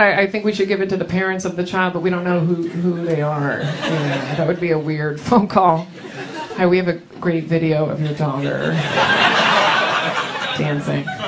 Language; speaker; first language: English; early bilingual, other home language; Spanish